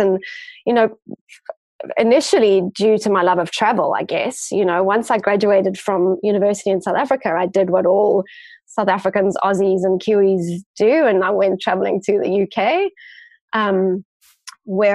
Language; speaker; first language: English; native; English